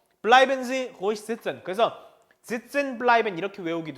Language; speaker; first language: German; non-native, fluent; Korean